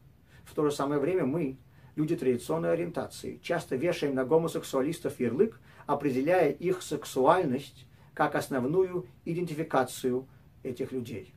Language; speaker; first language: Russian; native; Russian